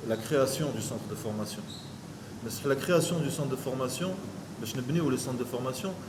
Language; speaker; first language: French; non-native, local second language; Arabic